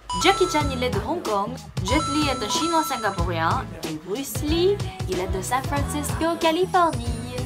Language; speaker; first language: French; non-native, fluent; Korean